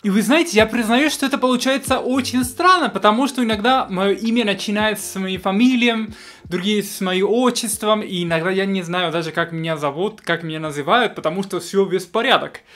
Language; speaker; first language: Russian; non-native, fluent; Spanish